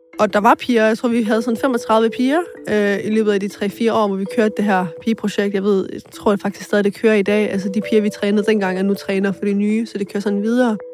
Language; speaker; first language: Danish; early bilingual, other home language; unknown